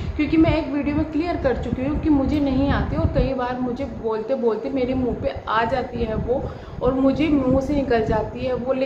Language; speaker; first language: Hindi; native; Hindi